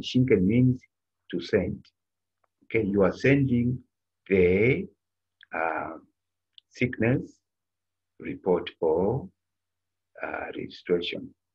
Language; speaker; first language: English; non-native, local second language; Bemba